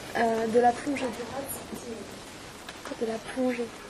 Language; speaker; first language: French; non-native, learner; English